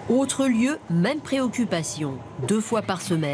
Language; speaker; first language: French; native; French